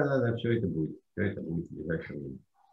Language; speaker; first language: Russian; non-native, fluent; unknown